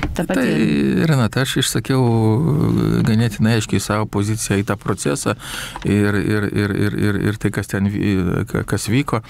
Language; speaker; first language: Lithuanian; native; Lithuanian